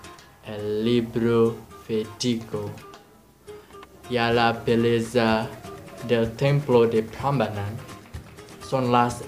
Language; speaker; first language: Spanish; non-native, learner; Indonesian